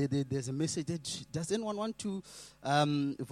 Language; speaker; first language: English; non-native, local second language; Shona